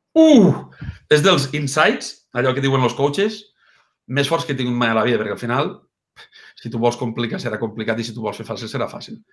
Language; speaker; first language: Catalan; native; Catalan